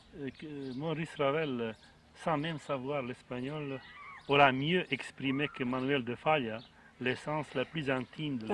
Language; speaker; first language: French; non-native, fluent; Macedonian